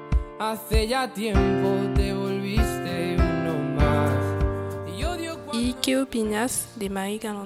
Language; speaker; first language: Spanish; non-native, learner; French